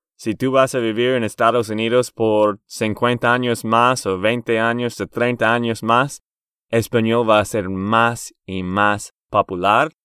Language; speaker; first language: Spanish; non-native, fluent; English